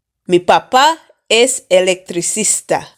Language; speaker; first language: Spanish; non-native, fluent; English